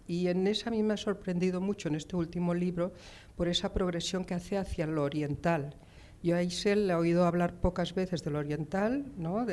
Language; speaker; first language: Spanish; native; Spanish